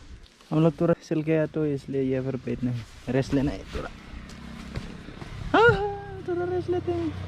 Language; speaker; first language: Hindi; non-native, local second language; Assamese